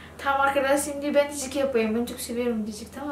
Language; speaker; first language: Turkish; non-native, learner; Indonesian